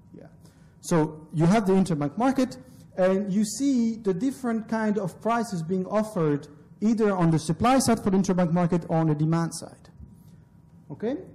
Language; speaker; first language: English; non-native, fluent; French